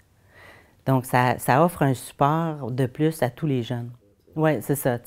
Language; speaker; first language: French; native; French